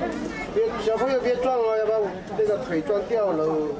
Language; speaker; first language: Chinese; native; Chinese